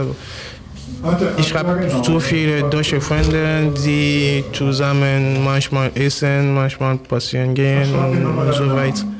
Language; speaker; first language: German; non-native, learner; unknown